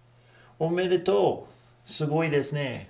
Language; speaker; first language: Japanese; non-native, learner; English